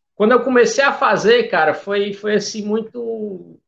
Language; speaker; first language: Portuguese; native; Portuguese